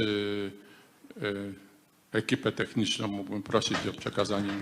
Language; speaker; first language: Polish; native; Polish